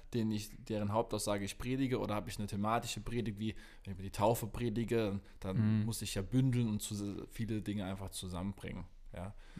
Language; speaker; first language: German; native; German